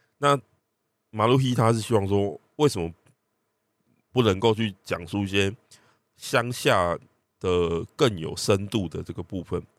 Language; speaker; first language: Chinese; native; Chinese